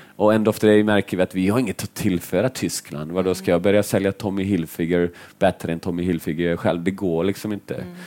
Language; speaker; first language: Swedish; early bilingual, other home language; Finnish